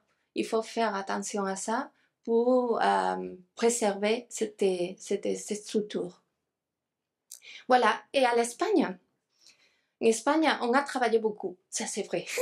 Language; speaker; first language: French; non-native, fluent; Spanish